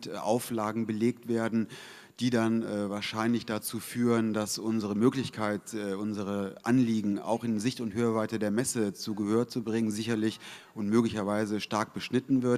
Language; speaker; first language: German; native; German